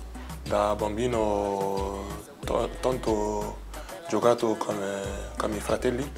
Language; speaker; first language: Italian; non-native, learner; French